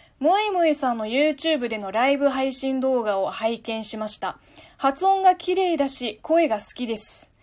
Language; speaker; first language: Japanese; non-native, fluent; Chinese